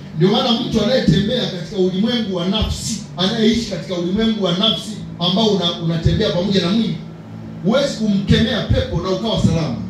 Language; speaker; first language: Swahili; native; Swahili